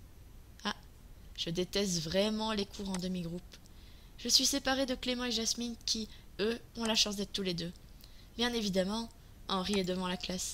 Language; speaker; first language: French; native; French